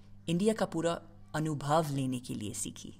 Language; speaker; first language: Hindi; non-native, fluent; English